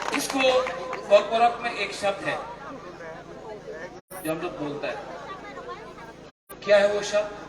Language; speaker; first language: Hindi; non-native, local second language; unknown